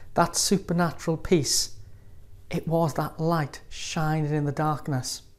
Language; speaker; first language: English; native; English